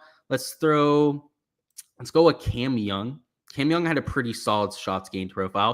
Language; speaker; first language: English; native; English